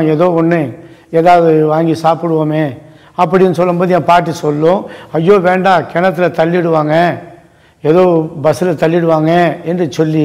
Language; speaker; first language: Tamil; native; Tamil